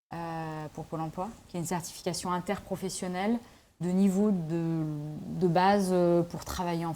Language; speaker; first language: French; native; French